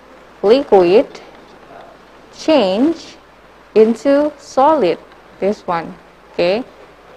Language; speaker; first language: English; non-native, learner; Indonesian